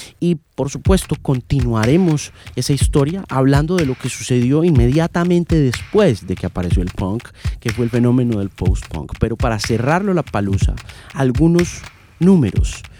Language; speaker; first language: Spanish; native; Spanish